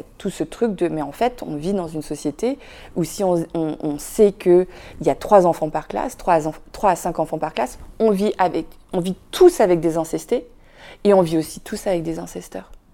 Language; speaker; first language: French; early bilingual, other home language; Vietnamese